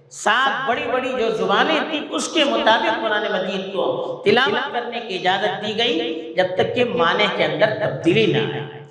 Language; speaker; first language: Urdu; non-native, local second language; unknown